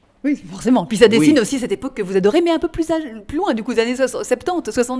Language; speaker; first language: French; native; French